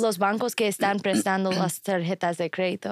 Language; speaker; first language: Spanish; non-native, fluent; English